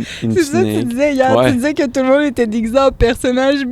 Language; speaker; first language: French; native; French